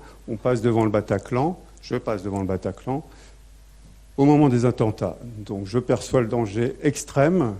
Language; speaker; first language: French; native; French